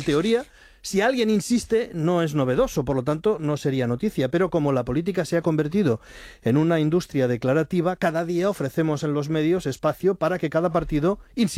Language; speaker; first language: Spanish; native; Spanish